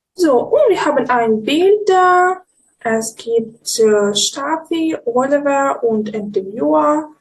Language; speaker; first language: German; non-native, fluent; Ukrainian